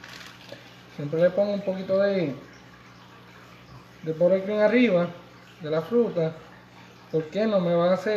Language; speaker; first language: Spanish; native; Spanish